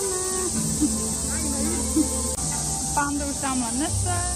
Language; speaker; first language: Japanese; non-native, fluent; Czech